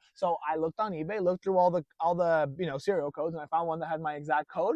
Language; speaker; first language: English; native; English